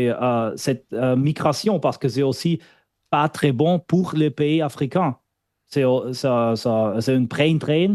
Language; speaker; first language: French; non-native, fluent; German